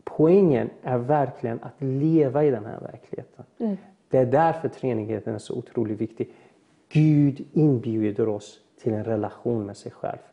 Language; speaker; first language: Swedish; early bilingual, other home language; Persian